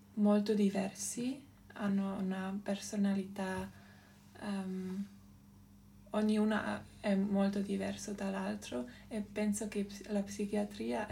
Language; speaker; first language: Italian; non-native, local second language; German